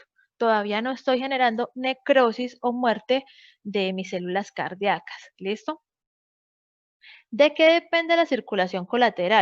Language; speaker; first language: Spanish; native; Spanish